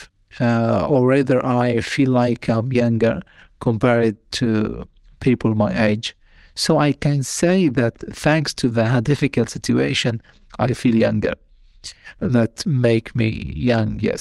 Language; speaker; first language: English; non-native, fluent; Arabic